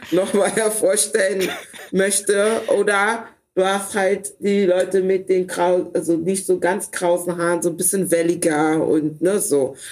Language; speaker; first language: German; early bilingual, other home language; Ewe